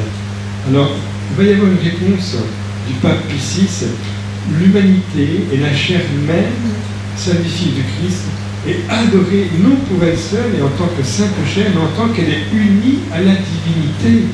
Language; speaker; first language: French; native; French